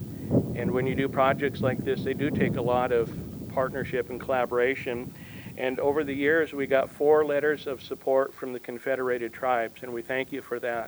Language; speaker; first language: English; native; English